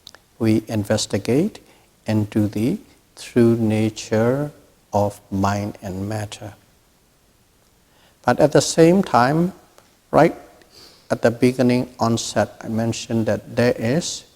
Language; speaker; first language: English; non-native, fluent; Burmese